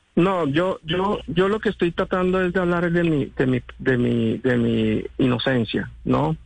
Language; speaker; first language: Spanish; non-native, local second language; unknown